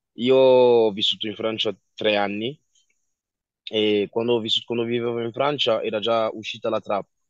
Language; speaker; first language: Italian; early bilingual, other home language; French